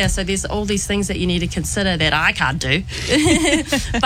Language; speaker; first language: English; native; English